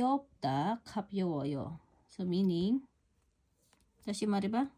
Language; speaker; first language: Korean; non-native, learner; Filipino